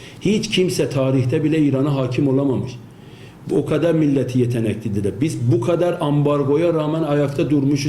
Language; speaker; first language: Turkish; non-native, fluent; Azerbaijani